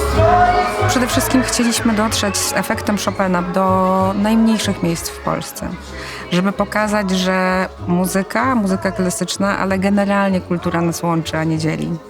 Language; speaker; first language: Polish; native; Polish